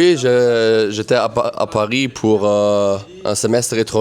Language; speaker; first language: French; non-native, learner; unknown